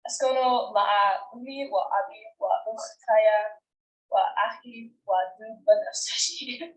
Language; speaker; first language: Arabic; non-native, learner; English